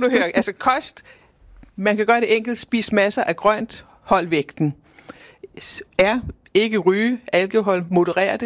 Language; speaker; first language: Danish; native; Danish